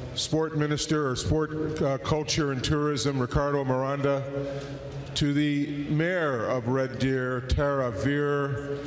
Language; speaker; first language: English; native; English